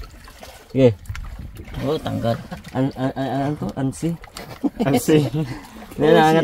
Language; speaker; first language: Filipino; non-native, local second language; Hiligaynon